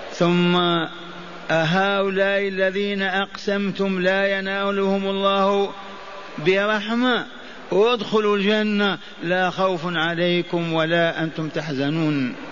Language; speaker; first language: Arabic; native; Arabic